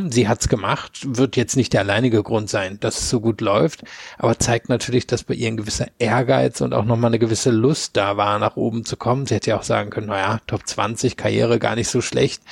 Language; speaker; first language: German; native; German